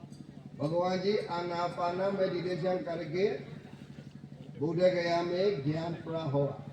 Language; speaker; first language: Hindi; non-native, fluent; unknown